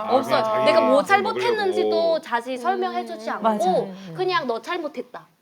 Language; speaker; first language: Korean; non-native, fluent; Vietnamese